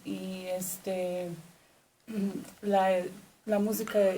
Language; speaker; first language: Spanish; non-native, fluent; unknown